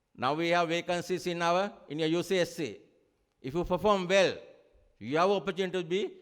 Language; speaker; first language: English; non-native, local second language; Sinhala